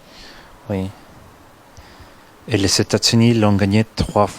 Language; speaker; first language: French; non-native, fluent; Spanish